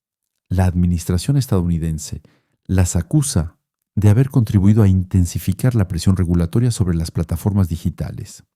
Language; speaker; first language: Spanish; non-native, fluent; French